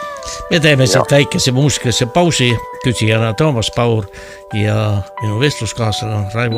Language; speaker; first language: Estonian; native; Estonian